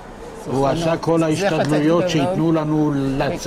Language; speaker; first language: Hebrew; non-native, local second language; Yiddish